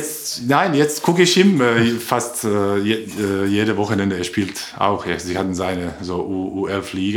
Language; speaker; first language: German; non-native, learner; Croatian